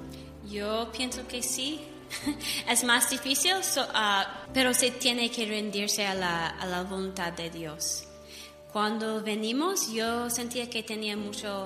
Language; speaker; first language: Spanish; non-native, fluent; English